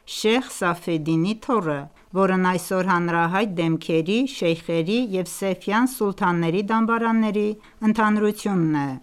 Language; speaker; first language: Armenian; early bilingual, heritage; Armenian